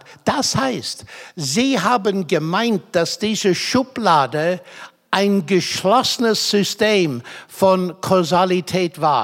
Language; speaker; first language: German; non-native, fluent; English